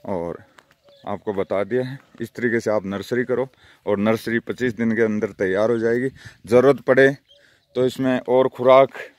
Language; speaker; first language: Hindi; native; Hindi